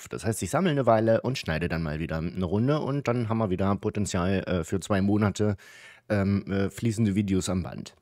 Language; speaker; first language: German; native; German